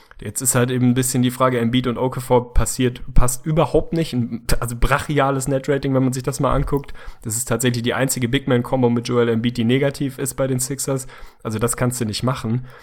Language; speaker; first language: German; native; German